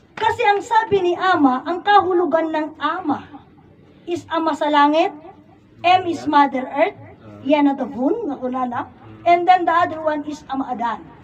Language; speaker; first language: Filipino; non-native, local second language; Iloko